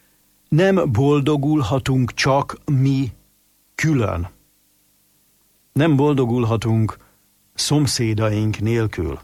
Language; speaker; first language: Hungarian; native; Hungarian